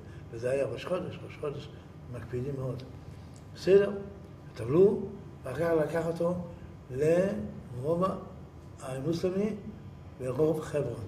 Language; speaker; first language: Hebrew; early bilingual, other home language; Yiddish